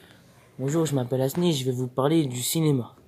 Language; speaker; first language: French; native; French